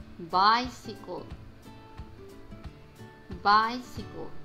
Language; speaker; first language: English; non-native, fluent; Spanish